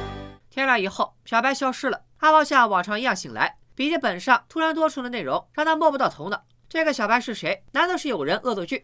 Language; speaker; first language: Chinese; native; Chinese